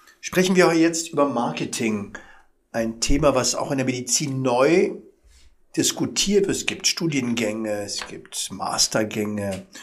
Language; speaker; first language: German; early bilingual, other home language; Arabic